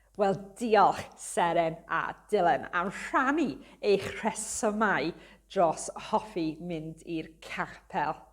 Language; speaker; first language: Welsh; non-native, local second language; English